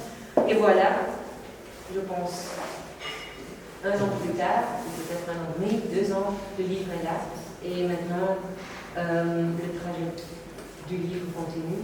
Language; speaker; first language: French; non-native, local second language; Dutch